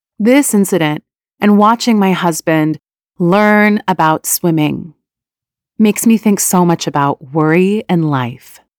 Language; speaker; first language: English; early bilingual, other home language; Persian